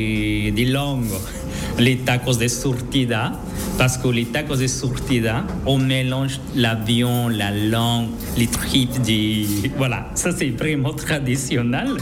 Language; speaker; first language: French; non-native, fluent; Spanish